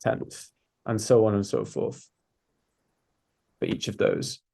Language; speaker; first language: English; native; English